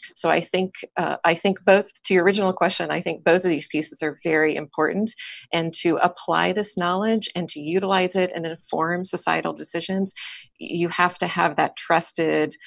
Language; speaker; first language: English; native; English